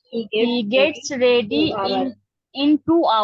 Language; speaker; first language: English; non-native, learner; Hindi